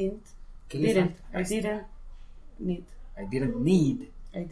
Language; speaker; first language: English; non-native, learner; Spanish